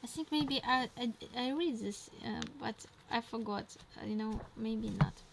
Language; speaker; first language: English; non-native, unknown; Ukrainian